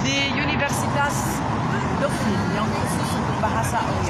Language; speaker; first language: Indonesian; non-native, fluent; French